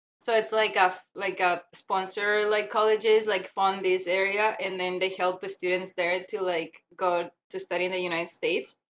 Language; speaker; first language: English; non-native, fluent; Spanish